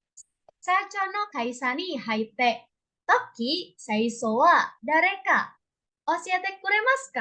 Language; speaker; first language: Japanese; non-native, learner; Indonesian